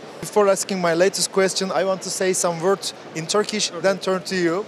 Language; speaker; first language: English; non-native, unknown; Turkish